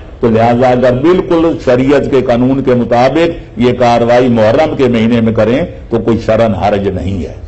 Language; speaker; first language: Urdu; non-native, local second language; Punjabi